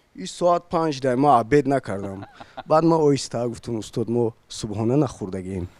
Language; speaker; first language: Persian; native; Persian